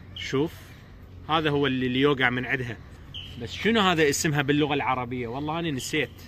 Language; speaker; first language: Arabic; non-native, local second language; Azerbaijani